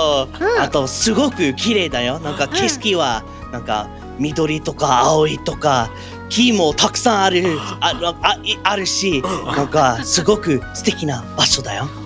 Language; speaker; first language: Japanese; non-native, learner; English